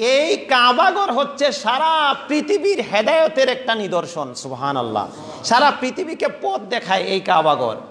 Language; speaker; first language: Bangla; native; Bangla